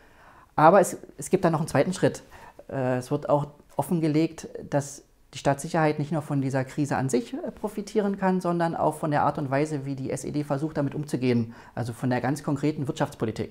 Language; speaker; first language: German; native; German